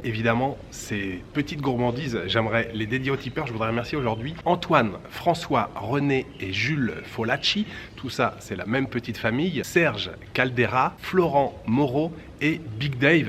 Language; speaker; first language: French; native; French